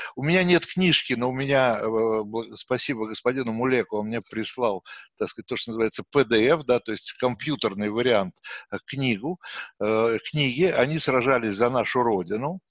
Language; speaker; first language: Russian; native; Russian